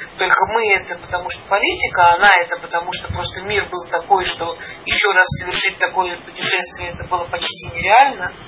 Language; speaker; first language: Russian; early bilingual, heritage; Russian